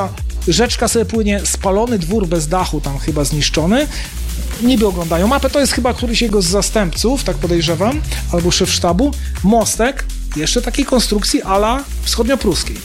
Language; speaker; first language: Polish; native; Polish